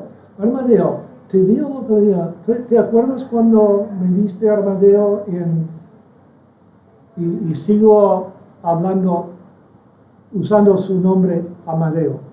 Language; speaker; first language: Spanish; non-native, fluent; English